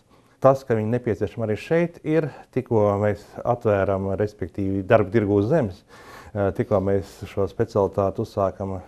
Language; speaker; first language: Latvian; native; Latvian